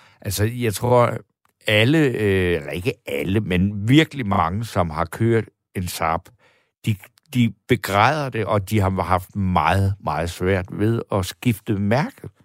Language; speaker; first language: Danish; native; Danish